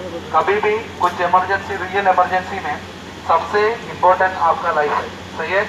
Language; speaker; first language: Hindi; non-native, local second language; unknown